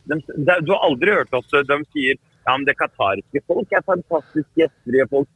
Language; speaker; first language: Norwegian; early bilingual, other home language; Arabic